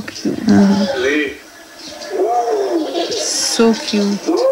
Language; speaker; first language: Arabic; native; Arabic